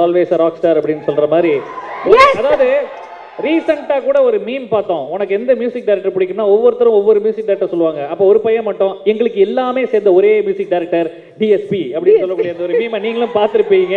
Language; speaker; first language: Tamil; native; Tamil